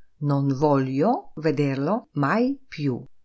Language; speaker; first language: Italian; non-native, fluent; Polish